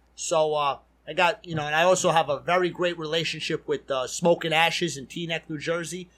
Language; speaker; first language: English; native; English